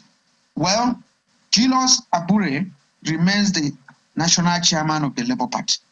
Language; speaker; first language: English; non-native, local second language; Igbo